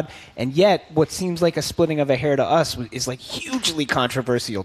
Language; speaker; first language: English; native; English